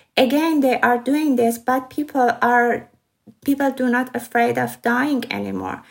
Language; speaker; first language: English; non-native, fluent; Persian